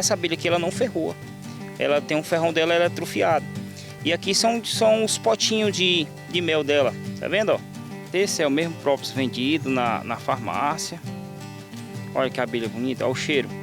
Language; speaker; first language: Portuguese; native; Portuguese